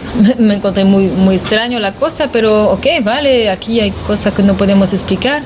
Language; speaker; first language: Spanish; non-native, learner; French